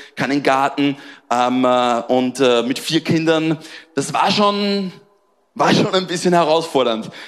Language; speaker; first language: German; native; German